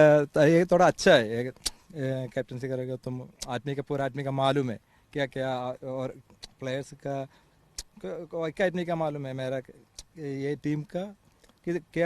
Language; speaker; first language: Hindi; non-native, learner; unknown